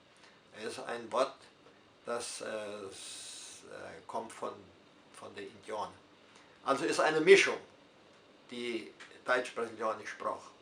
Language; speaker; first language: German; early bilingual, heritage; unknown